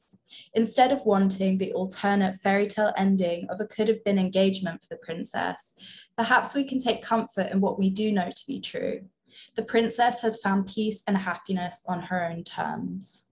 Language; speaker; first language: English; native; English